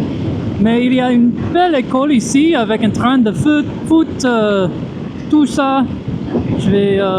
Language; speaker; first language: French; non-native, fluent; English